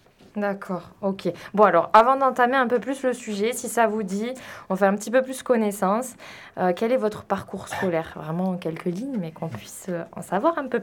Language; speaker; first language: French; native; French